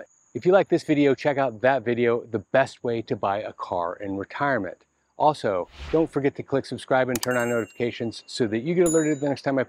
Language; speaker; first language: English; native; English